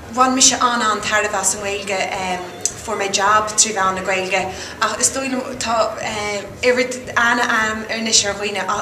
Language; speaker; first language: Irish; non-native, local second language; English